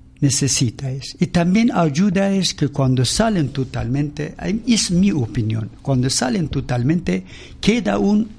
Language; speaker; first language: Spanish; non-native, learner; Persian